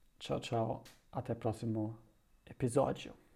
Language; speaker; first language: Portuguese; non-native, learner; German